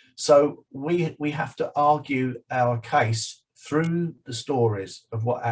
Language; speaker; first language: English; native; English